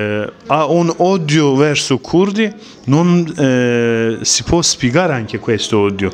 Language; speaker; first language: Italian; non-native, learner; Kurdish